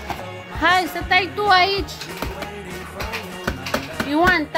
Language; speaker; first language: Romanian; non-native, learner; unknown